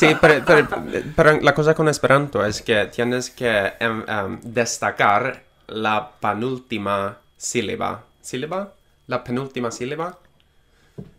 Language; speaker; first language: Spanish; non-native, fluent; English